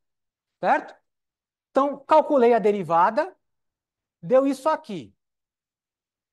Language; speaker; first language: Portuguese; native; Portuguese